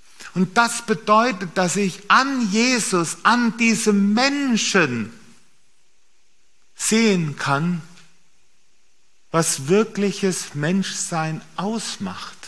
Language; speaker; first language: German; native; German